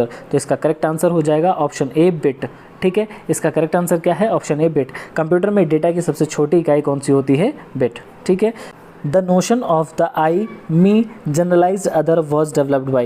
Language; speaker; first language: Hindi; native; Hindi